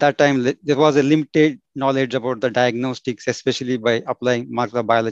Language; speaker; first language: English; non-native, local second language; Kannada